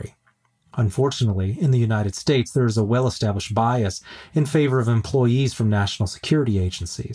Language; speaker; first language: English; native; English